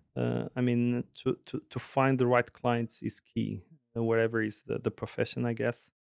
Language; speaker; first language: English; non-native, fluent; Portuguese